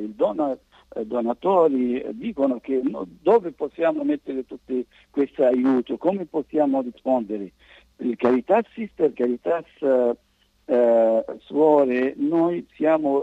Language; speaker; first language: Italian; non-native, fluent; Arabic